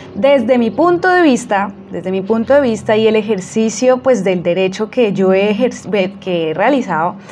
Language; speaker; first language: Spanish; native; Spanish